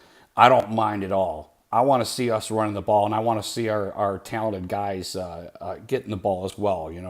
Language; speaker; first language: English; native; English